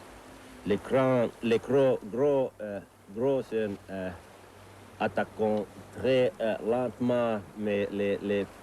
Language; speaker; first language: French; non-native, learner; Finnish